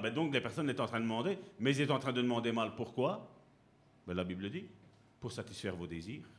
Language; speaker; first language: French; native; French